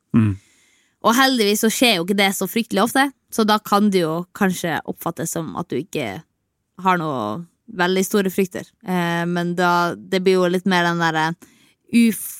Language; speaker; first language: Norwegian; native; Norwegian